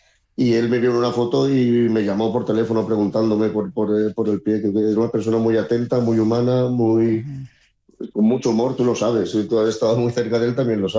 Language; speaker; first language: Spanish; native; Spanish